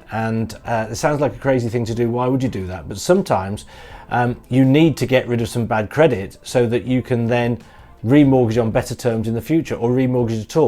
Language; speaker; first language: English; native; English